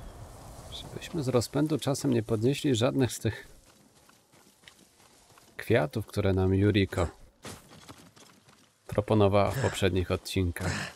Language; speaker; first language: Polish; native; Polish